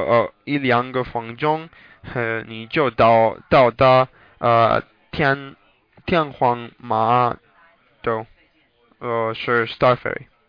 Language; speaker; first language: Chinese; non-native, learner; English